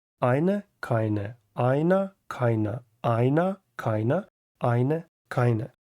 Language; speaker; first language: German; non-native, fluent; Ukrainian